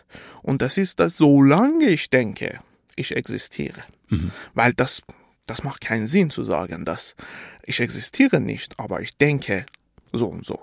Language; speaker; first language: German; non-native, fluent; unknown